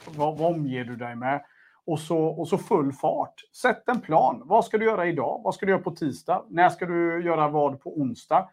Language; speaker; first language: Swedish; native; Swedish